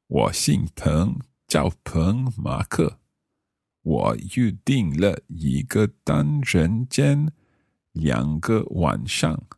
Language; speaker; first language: Chinese; non-native, learner; English